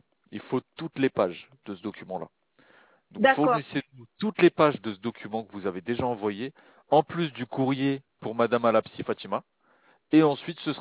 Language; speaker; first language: French; native; French